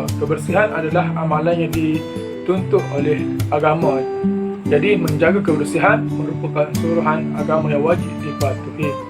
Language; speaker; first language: Malay; native; Malay